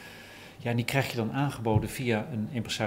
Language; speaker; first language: Dutch; native; Dutch